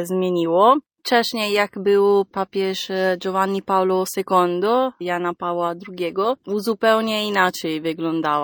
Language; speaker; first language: Polish; non-native, fluent; Italian